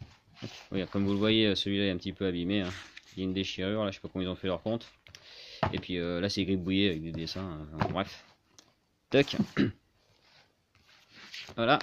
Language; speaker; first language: French; native; French